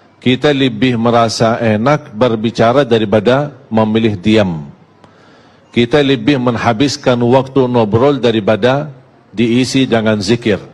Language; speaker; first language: Malay; non-native, fluent; Arabic